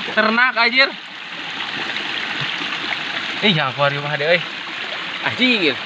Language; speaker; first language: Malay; non-native, local second language; Sundanese